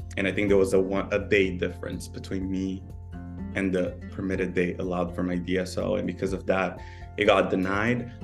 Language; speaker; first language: English; early bilingual, other home language; Portuguese